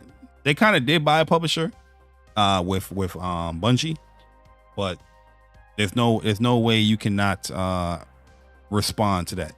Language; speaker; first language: English; native; English